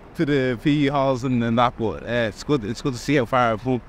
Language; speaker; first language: English; native; English